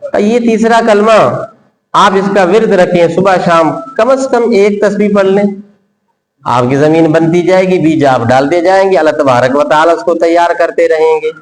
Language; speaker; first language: Urdu; non-native, local second language; Sindhi